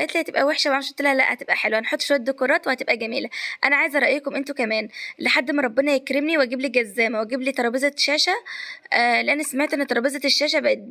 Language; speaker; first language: Arabic; native; Arabic